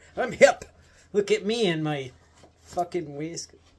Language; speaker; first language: English; native; English